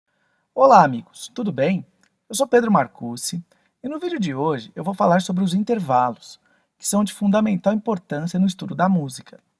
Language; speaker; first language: Portuguese; native; Portuguese